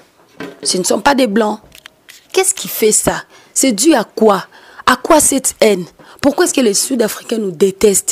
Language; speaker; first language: French; non-native, local second language; Lingala